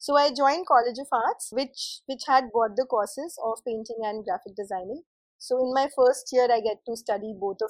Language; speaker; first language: English; non-native, local second language; Hindi